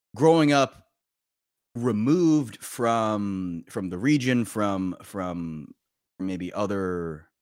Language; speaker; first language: English; early bilingual, other home language; Korean